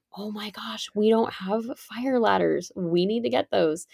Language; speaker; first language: English; native; English